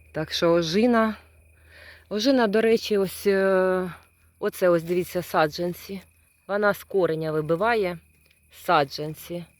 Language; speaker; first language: Ukrainian; non-native, local second language; Russian